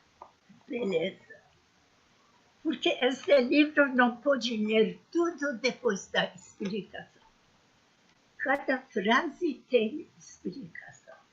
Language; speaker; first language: Portuguese; non-native, fluent; Persian